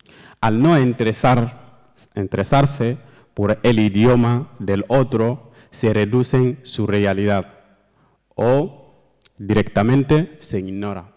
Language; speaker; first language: Spanish; non-native, learner; Fula